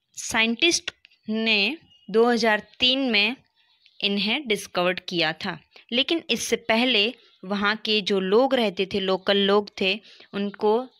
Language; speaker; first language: Hindi; non-native, local second language; Gujarati